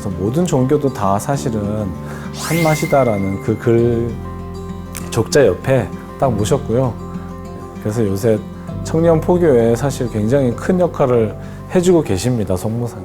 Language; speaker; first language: Korean; native; Korean